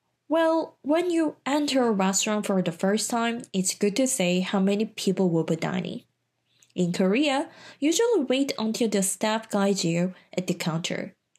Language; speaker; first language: English; non-native, fluent; Korean